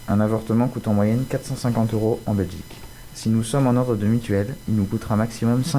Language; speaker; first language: French; native; French